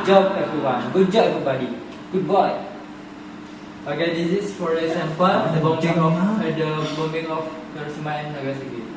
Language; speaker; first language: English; non-native, learner; Indonesian